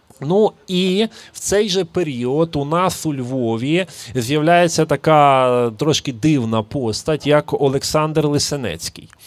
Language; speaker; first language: Ukrainian; native; Ukrainian